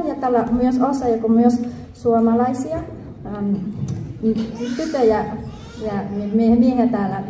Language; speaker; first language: Finnish; non-native, fluent; Jarai